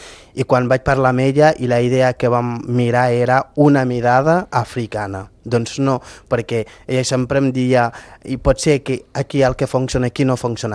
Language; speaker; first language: Catalan; non-native, fluent; Fula